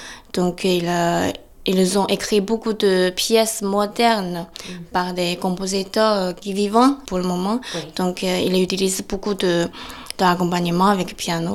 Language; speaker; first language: French; non-native, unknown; Chinese